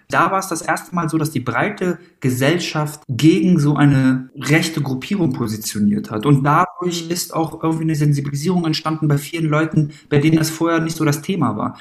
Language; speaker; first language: German; early bilingual, other home language; Persian